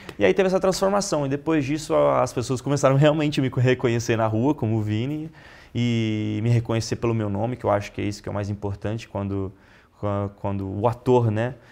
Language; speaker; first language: Portuguese; non-native, fluent; Italian